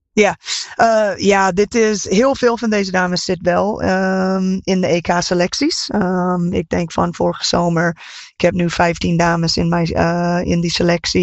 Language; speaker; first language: Dutch; non-native, fluent; English